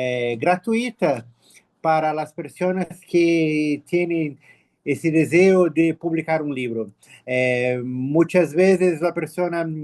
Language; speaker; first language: Spanish; non-native, learner; Portuguese